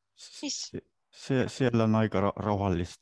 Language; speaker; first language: Finnish; non-native, learner; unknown